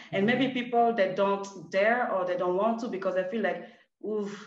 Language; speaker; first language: English; non-native, fluent; French